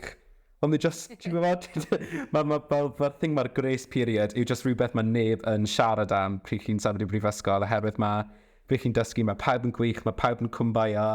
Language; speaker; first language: Welsh; non-native, local second language; English